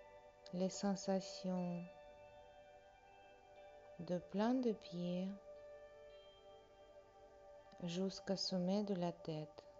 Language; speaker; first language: French; non-native, fluent; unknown